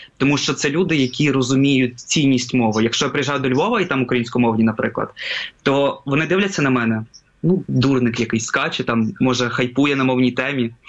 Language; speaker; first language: Ukrainian; non-native, local second language; Russian